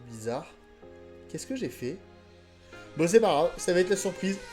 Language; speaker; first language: French; native; French